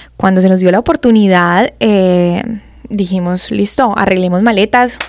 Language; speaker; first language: Spanish; native; Spanish